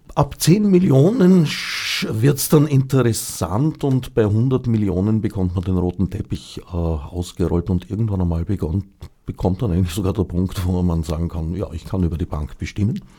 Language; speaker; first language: German; native; German